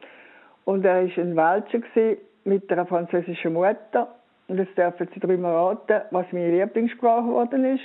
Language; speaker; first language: German; native; German